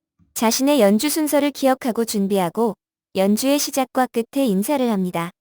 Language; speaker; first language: Korean; native; Korean